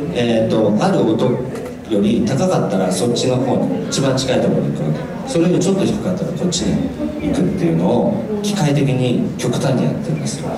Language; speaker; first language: Japanese; native; Japanese